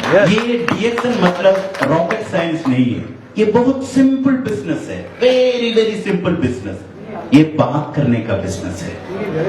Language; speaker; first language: Hindi; non-native, learner; Nepali